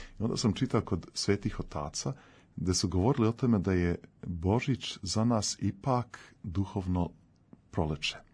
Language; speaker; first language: Serbian; early bilingual, heritage; Serbian